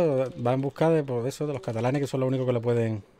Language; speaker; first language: Spanish; native; Spanish